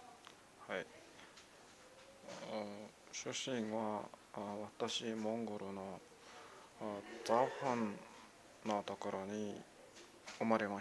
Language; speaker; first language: Japanese; non-native, learner; Mongolian